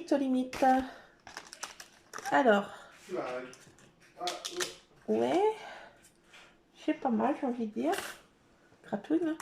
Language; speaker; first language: French; native; French